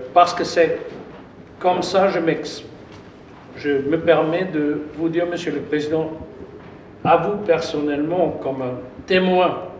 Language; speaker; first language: French; non-native, fluent; German